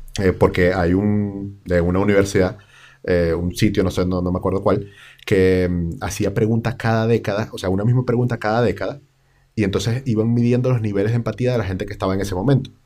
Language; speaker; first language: Spanish; native; Spanish